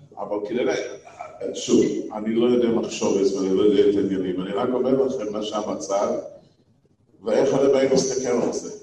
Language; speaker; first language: Hebrew; non-native, fluent; English